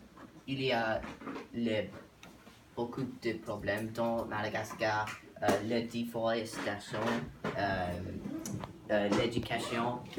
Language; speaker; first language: French; non-native, learner; English